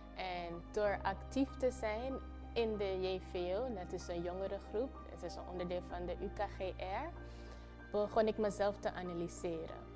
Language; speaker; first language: Dutch; non-native, local second language; Papiamento